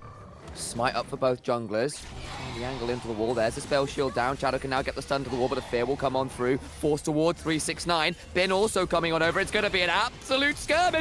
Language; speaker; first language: English; native; English